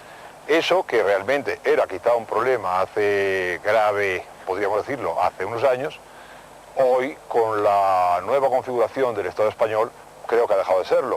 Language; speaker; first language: Spanish; native; Spanish